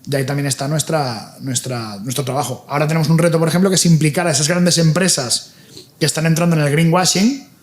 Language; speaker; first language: Spanish; non-native, local second language; Catalan